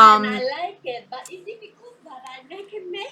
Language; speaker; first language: English; non-native, learner; Spanish